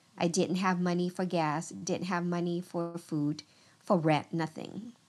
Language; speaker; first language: English; early bilingual, other home language; Vietnamese